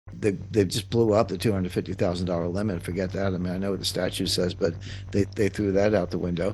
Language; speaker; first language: English; native; English